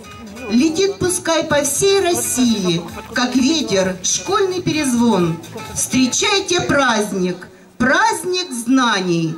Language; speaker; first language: Russian; native; Russian